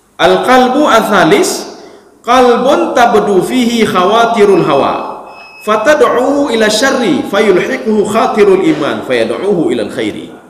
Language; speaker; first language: Malay; non-native, local second language; Achinese